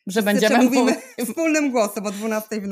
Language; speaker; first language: Polish; native; Polish